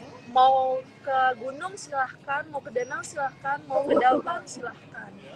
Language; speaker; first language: Indonesian; early bilingual, heritage; Indonesian